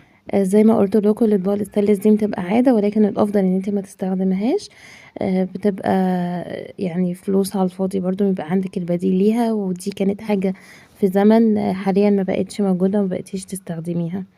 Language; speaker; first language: Arabic; native; Arabic